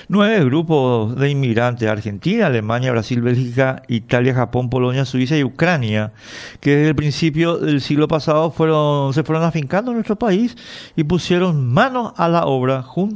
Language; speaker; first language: Spanish; native; Spanish